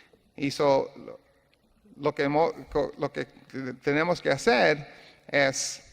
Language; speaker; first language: Spanish; non-native, learner; English